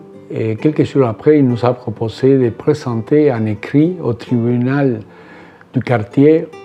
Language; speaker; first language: French; non-native, fluent; Spanish